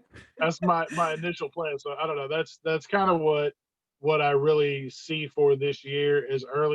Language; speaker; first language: English; native; English